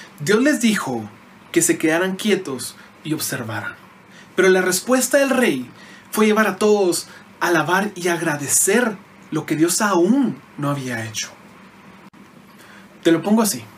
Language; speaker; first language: Spanish; native; Spanish